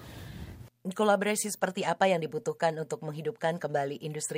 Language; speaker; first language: Indonesian; native; Indonesian